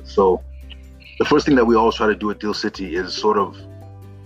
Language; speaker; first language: English; non-native, local second language; Shona